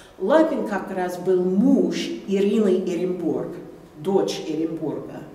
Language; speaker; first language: Russian; non-native, fluent; English